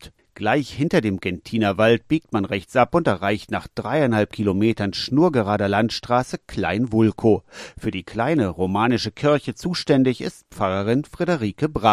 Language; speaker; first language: German; native; German